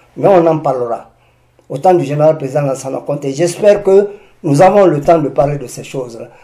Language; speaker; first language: French; non-native, local second language; Susu